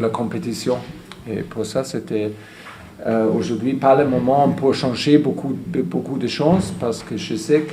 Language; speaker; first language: French; non-native, fluent; German